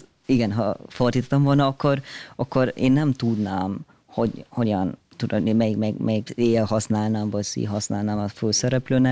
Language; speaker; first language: Hungarian; non-native, fluent; German